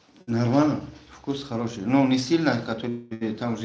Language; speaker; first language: Russian; non-native, learner; Tajik